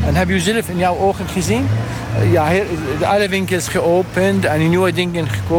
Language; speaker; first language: Dutch; non-native, learner; Arabic